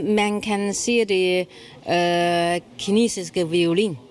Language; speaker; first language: Danish; non-native, learner; Chinese